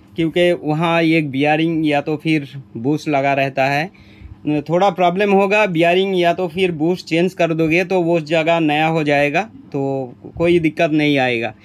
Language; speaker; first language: Hindi; non-native, local second language; Bangla